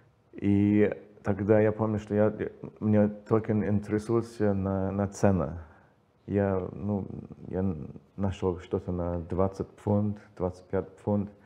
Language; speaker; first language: Russian; non-native, learner; English